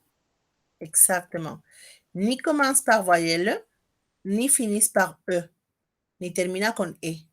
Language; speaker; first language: French; non-native, fluent; Spanish